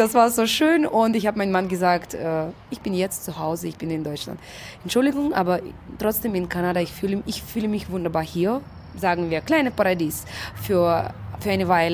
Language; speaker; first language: German; non-native, fluent; Russian